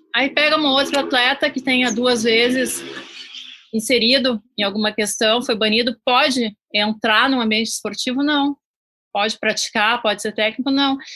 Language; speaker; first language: Portuguese; native; Portuguese